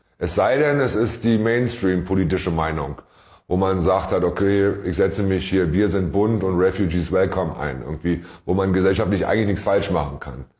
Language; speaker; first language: German; native; German